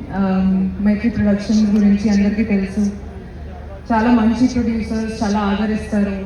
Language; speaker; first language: Telugu; non-native, fluent; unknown